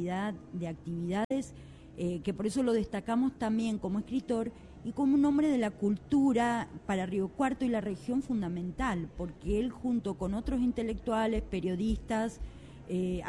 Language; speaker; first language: Spanish; native; Spanish